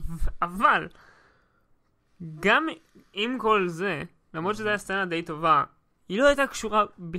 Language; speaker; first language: Hebrew; native; Hebrew